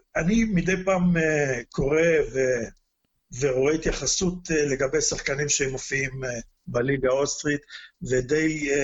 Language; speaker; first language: Hebrew; native; Hebrew